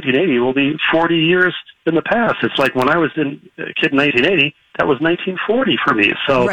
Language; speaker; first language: English; native; English